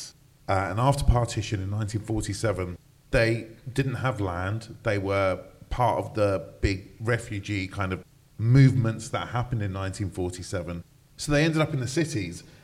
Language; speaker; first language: English; native; English